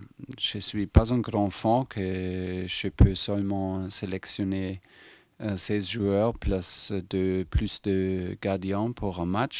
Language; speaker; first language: French; non-native, fluent; German